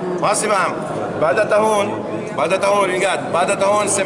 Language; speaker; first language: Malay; non-native, learner; Arabic